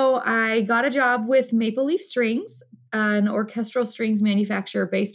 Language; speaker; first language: English; native; English